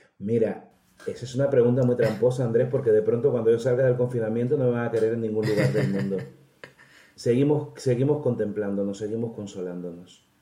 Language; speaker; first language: Spanish; native; Spanish